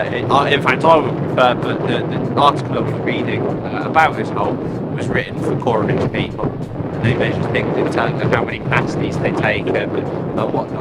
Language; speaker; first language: English; native; English